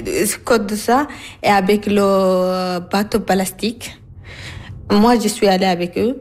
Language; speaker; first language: French; non-native, learner; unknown